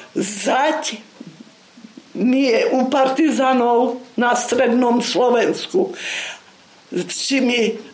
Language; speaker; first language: Slovak; non-native, local second language; Rusyn